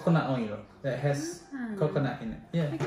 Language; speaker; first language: English; non-native, fluent; Indonesian